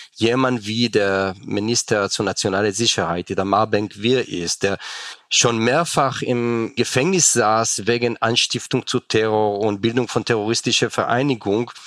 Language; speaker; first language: German; non-native, fluent; Hebrew